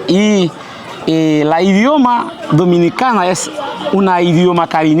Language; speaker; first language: Spanish; early bilingual, heritage; Haitian Creole